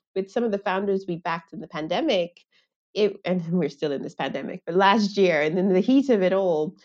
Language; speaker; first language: English; non-native, local second language; Yoruba